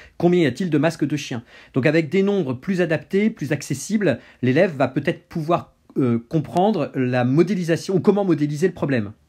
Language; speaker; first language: French; native; French